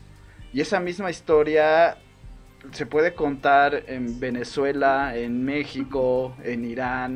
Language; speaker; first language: Spanish; native; Spanish